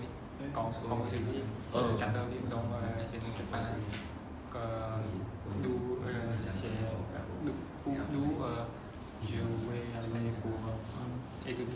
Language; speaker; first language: French; non-native, learner; Khmer